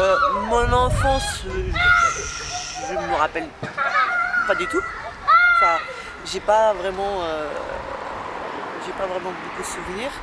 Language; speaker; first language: French; non-native, local second language; Arabic